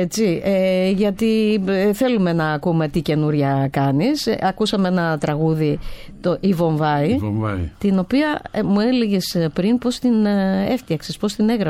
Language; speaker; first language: Greek; native; Greek